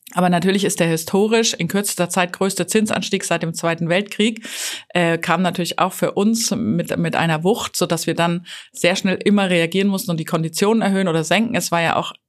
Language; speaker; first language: German; native; German